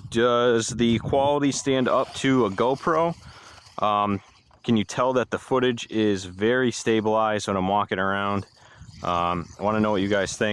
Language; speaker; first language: English; native; English